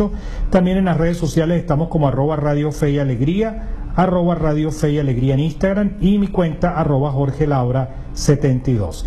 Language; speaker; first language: Spanish; native; Spanish